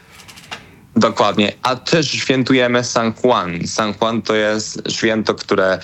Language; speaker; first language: Polish; non-native, learner; Spanish